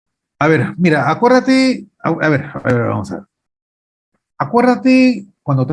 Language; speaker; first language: Spanish; native; Spanish